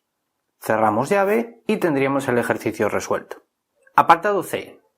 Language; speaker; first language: Spanish; native; Spanish